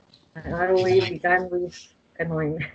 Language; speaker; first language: English; non-native, learner; Spanish